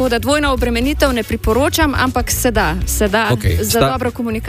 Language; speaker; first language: Slovenian; native; Slovenian